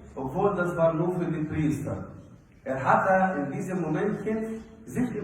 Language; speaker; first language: German; non-native, fluent; Arabic